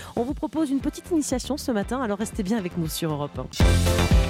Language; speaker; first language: French; native; French